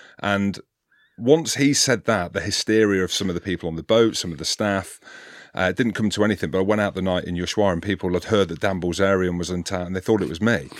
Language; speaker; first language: English; native; English